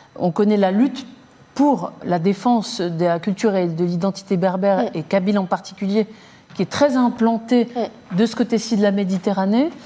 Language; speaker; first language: French; native; French